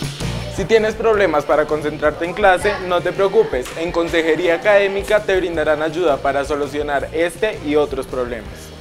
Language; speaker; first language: Spanish; native; Spanish